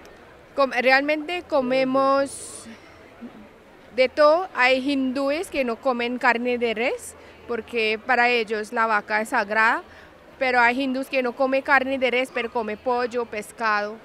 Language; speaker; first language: Spanish; non-native, fluent; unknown